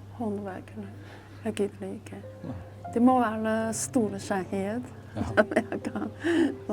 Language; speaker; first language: Norwegian; non-native, learner; Chinese